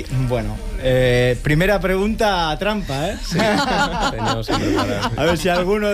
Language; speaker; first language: Spanish; native; Spanish